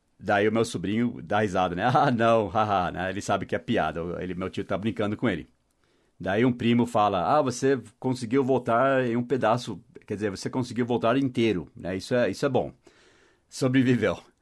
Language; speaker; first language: Portuguese; non-native, fluent; English